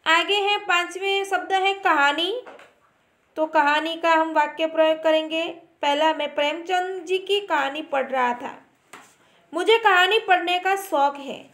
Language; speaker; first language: Hindi; non-native, local second language; Gujarati